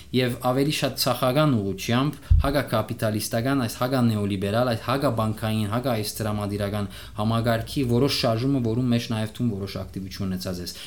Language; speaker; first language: Armenian; early bilingual, heritage; Armenian